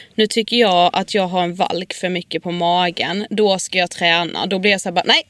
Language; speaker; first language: Swedish; native; Swedish